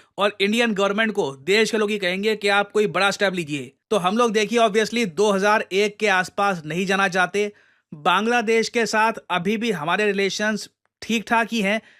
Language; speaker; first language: Hindi; native; Hindi